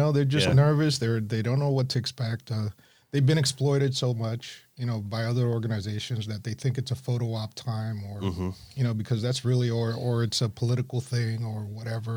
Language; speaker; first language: English; native; English